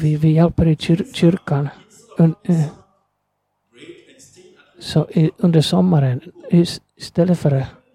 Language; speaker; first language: Swedish; non-native, fluent; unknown